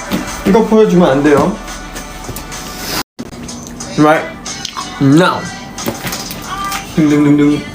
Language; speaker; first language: Korean; non-native, fluent; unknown